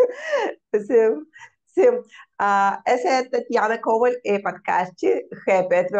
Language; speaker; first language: Portuguese; non-native, learner; Russian